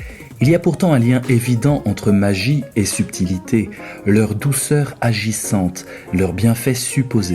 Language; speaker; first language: French; native; French